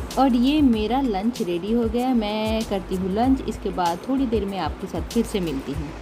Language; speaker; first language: Hindi; non-native, local second language; Bangla